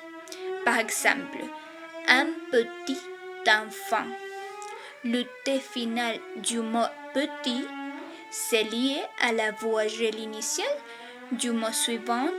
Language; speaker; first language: French; non-native, fluent; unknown